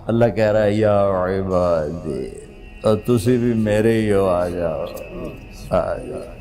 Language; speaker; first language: Urdu; non-native, local second language; Punjabi